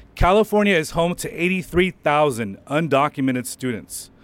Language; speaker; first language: English; early bilingual, other home language; Spanish